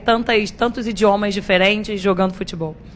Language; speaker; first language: Portuguese; native; Portuguese